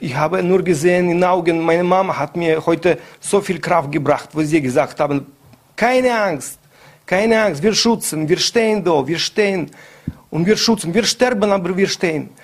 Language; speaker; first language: German; non-native, learner; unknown